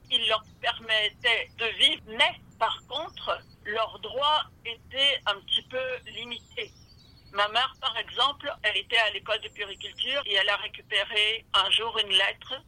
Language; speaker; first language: French; early bilingual, other home language; Russian